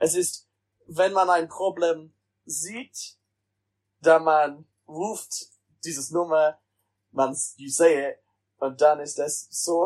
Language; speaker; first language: German; non-native, learner; English